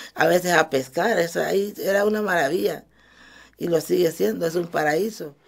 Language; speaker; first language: Spanish; early bilingual, other home language; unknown